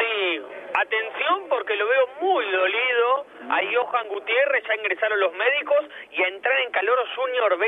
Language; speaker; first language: Spanish; native; Spanish